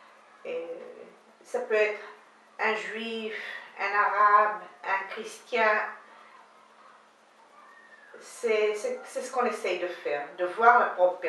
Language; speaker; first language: French; non-native, learner; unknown